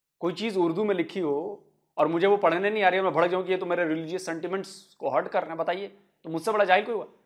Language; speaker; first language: Hindi; native; Hindi